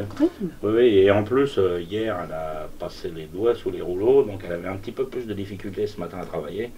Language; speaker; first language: French; native; French